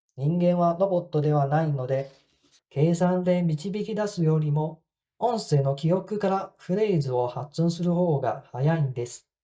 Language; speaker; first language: Japanese; non-native, fluent; Cantonese